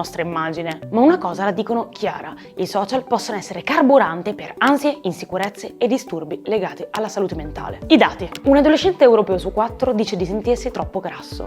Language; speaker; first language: Italian; native; Italian